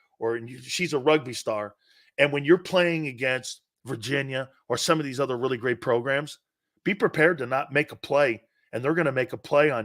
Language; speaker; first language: English; native; English